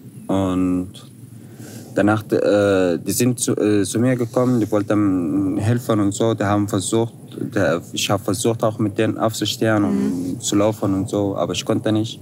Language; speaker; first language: German; non-native, fluent; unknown